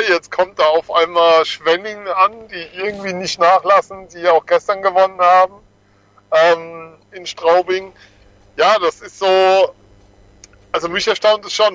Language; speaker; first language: German; native; German